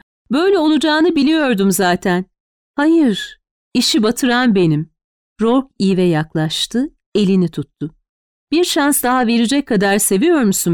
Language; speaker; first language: Turkish; native; Turkish